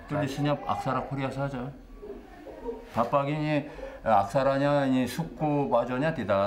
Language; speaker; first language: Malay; non-native, learner; Korean